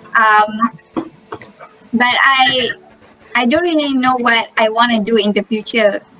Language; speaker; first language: English; non-native, local second language; Malay